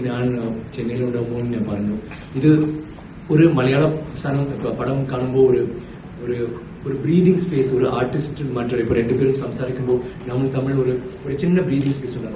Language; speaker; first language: Malayalam; non-native, learner; Tamil